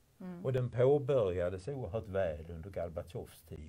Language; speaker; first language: Swedish; native; Swedish